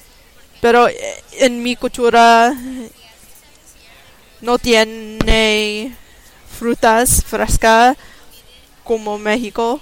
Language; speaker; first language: Spanish; non-native, learner; English